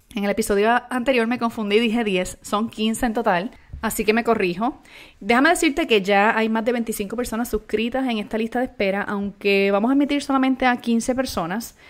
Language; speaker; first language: Spanish; native; Spanish